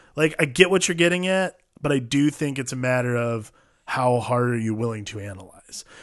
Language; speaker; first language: English; native; English